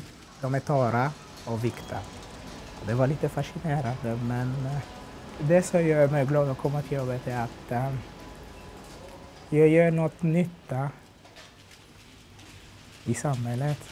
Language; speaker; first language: Swedish; non-native, fluent; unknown